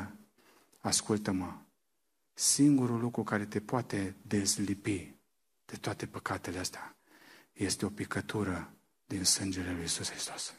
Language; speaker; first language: Romanian; native; Romanian